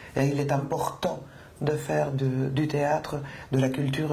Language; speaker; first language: French; non-native, fluent; Spanish